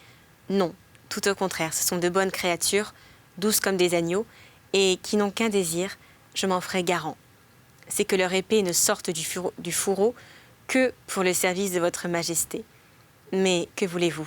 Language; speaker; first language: French; native; French